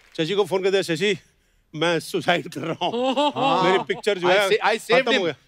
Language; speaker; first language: Hindi; native; Hindi